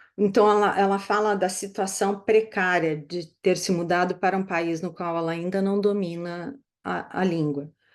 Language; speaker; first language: Portuguese; native; Portuguese